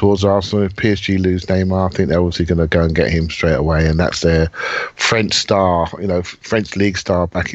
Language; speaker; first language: English; native; English